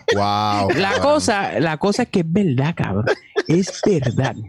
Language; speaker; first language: Spanish; native; Spanish